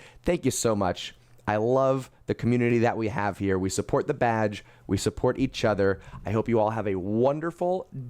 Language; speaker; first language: English; native; English